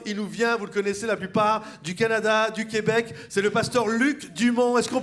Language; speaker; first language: French; native; French